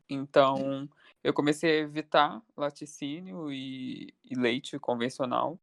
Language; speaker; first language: Portuguese; native; Portuguese